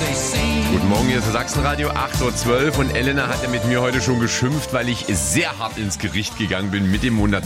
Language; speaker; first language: German; native; German